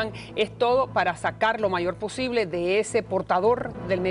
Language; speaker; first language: Spanish; native; Spanish